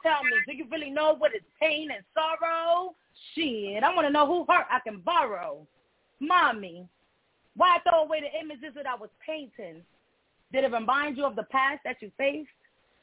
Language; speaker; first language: English; early bilingual, other home language; Spanish